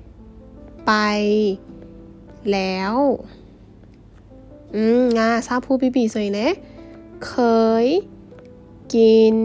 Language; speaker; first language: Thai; non-native, fluent; Burmese